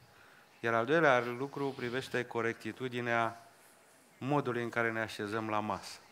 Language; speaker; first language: Romanian; native; Romanian